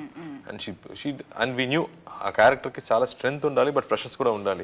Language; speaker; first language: Telugu; non-native, local second language; Tamil